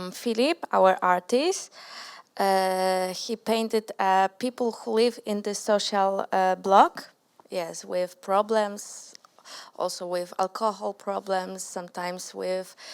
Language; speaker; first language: English; non-native, learner; Polish